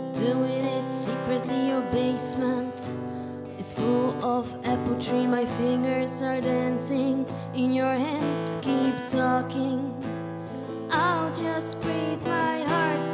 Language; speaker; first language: Dutch; non-native, fluent; Polish